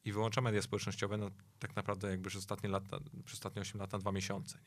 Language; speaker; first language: Polish; native; Polish